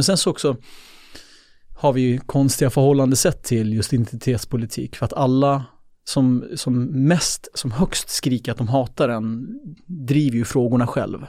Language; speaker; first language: Swedish; early bilingual, other home language; Kurdish